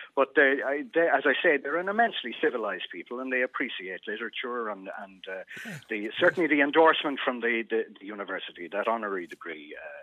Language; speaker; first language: English; native; English